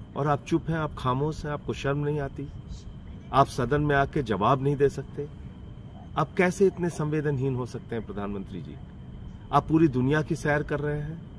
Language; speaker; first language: Hindi; native; Hindi